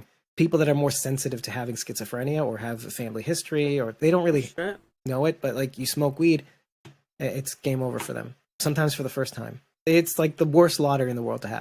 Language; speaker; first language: English; native; English